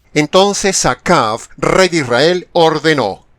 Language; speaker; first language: Spanish; native; Spanish